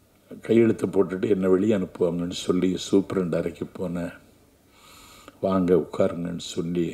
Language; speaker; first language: Tamil; native; Tamil